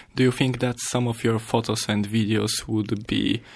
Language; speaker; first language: English; non-native, learner; Polish